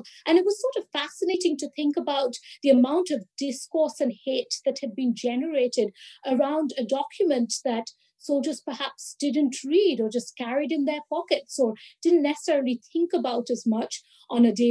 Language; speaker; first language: English; non-native, local second language; Bangla